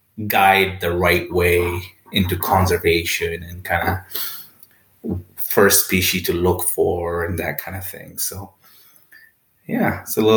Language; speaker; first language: English; non-native, local second language; Punjabi